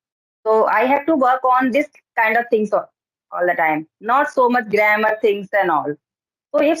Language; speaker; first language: English; non-native, learner; Hindi